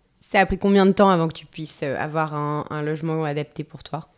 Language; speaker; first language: French; native; French